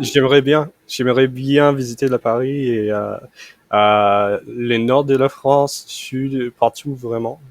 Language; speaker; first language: French; non-native, fluent; English